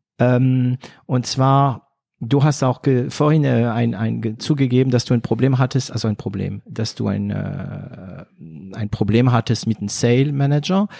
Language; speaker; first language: German; non-native, fluent; French